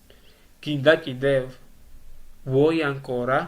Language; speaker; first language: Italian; non-native, learner; Georgian